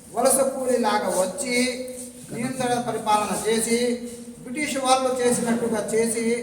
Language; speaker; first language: Telugu; non-native, local second language; Urdu